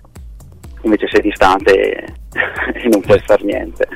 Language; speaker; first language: Italian; native; Italian